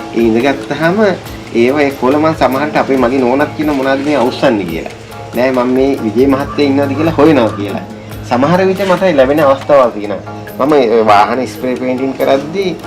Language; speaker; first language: Sinhala; non-native, local second language; Tamil